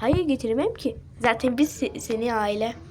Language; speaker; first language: Turkish; early bilingual, other home language; Arabic